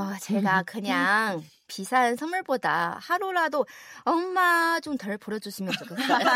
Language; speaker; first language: Korean; non-native, fluent; Chinese